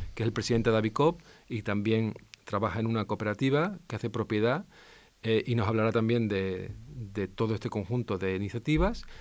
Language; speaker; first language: Spanish; non-native, local second language; Catalan